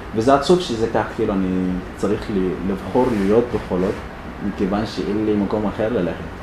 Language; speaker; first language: Hebrew; non-native, fluent; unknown